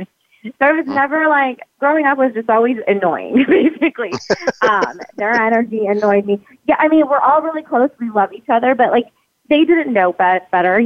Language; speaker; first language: English; native; English